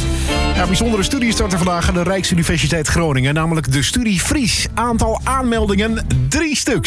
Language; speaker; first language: Dutch; native; Dutch